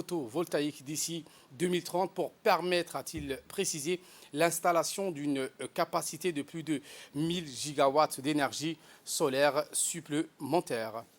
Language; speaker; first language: French; native; French